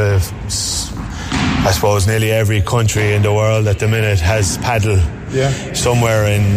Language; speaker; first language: English; native; English